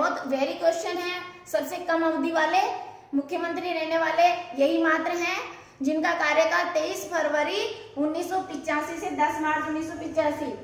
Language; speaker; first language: Hindi; native; Hindi